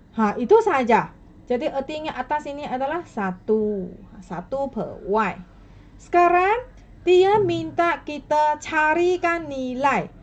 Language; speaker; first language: Malay; non-native, local second language; Chinese